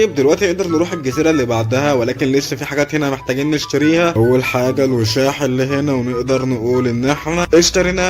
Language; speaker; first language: Arabic; native; Arabic